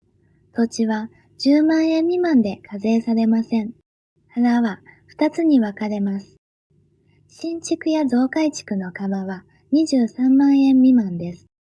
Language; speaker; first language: Japanese; native; Japanese